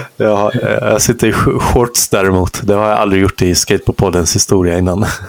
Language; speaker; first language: Swedish; native; Swedish